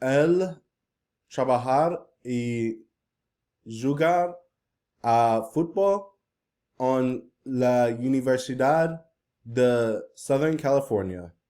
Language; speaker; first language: Spanish; non-native, learner; English